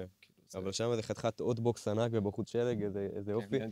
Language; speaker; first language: Hebrew; native; Hebrew